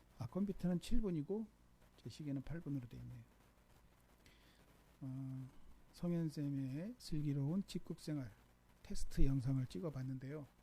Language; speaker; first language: Korean; native; Korean